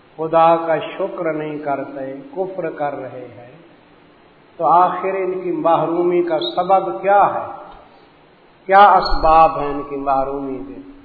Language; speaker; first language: Urdu; non-native, local second language; Punjabi